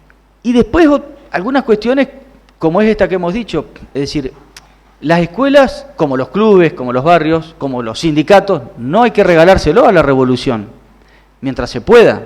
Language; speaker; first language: Spanish; native; Spanish